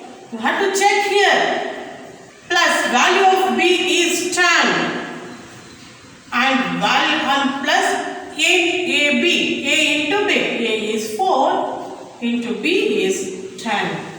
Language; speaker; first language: English; non-native, local second language; Kannada